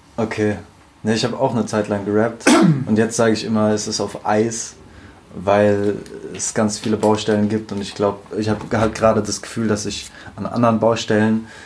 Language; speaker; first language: German; native; German